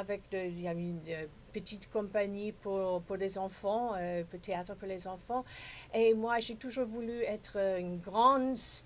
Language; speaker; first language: French; non-native, fluent; English